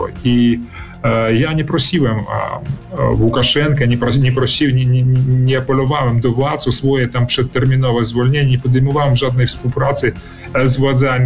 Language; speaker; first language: Polish; early bilingual, heritage; Polish